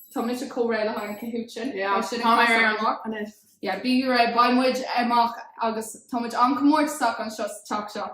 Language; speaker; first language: Irish; non-native, local second language; English